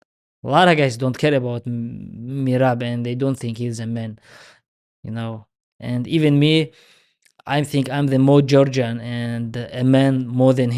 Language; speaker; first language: English; non-native, learner; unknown